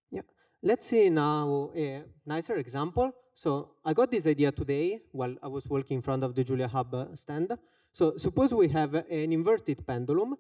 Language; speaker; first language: English; non-native, fluent; Finnish